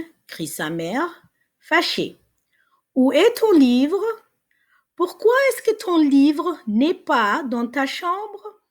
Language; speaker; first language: French; non-native, fluent; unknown